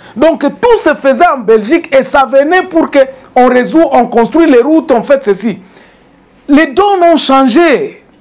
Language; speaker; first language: French; non-native, local second language; Swahili